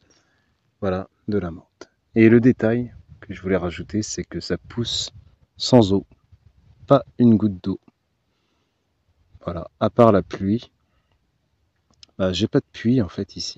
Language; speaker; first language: French; native; French